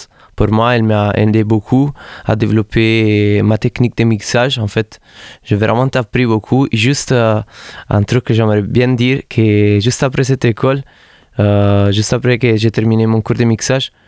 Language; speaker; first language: French; non-native, fluent; Italian